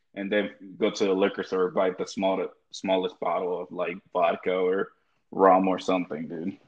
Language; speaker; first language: English; early bilingual, other home language; Spanish